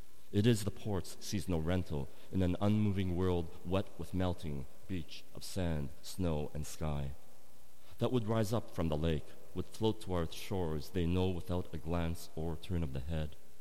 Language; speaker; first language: English; native; English